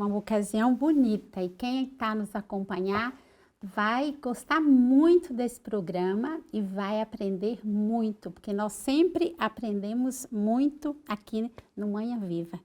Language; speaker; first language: Portuguese; native; Portuguese